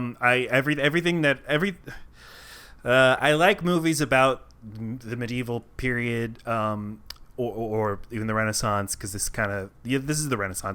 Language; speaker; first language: English; native; English